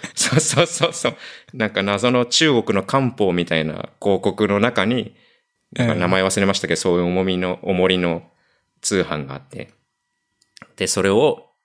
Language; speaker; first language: Japanese; native; Japanese